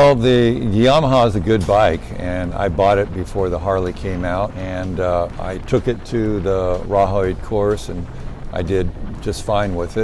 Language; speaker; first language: English; native; English